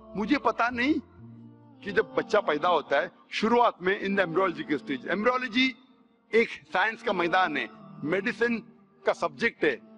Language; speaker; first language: Hindi; non-native, local second language; Konkani